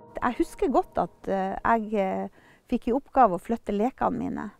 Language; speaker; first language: Norwegian; native; Norwegian